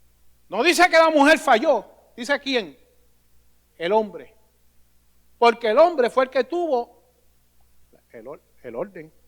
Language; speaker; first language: Spanish; native; Spanish